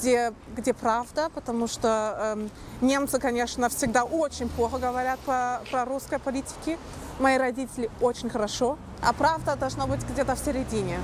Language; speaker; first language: Russian; early bilingual, heritage; Russian